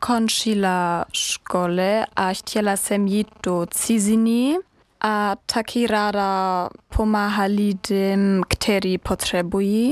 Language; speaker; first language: Czech; non-native, learner; German